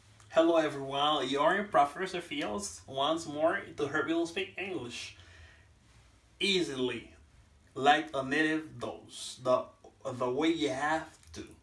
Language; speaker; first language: English; non-native, fluent; Haitian Creole